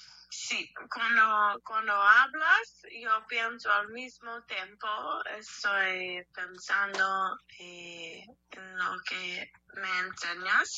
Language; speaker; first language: Spanish; non-native, learner; English